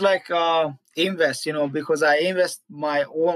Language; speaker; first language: English; non-native, learner; Hungarian